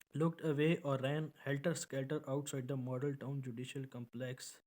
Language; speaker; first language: English; non-native, local second language; Urdu